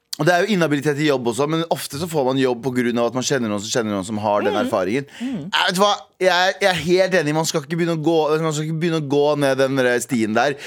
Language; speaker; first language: Norwegian; native; Norwegian